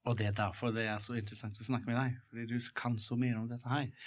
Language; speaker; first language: Norwegian; non-native, fluent; English